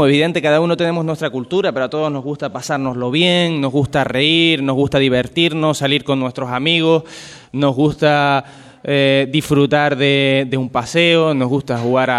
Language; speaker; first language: Spanish; native; Spanish